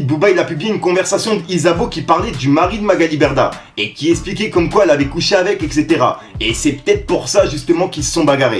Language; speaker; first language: French; native; French